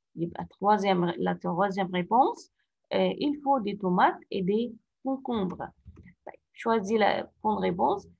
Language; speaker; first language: French; non-native, fluent; Arabic